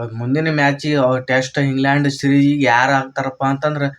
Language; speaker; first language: Kannada; native; Kannada